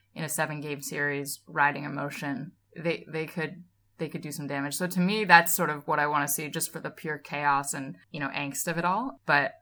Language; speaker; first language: English; native; English